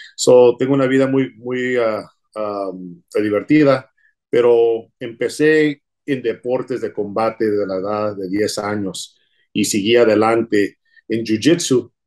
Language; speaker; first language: Spanish; early bilingual, heritage; Spanish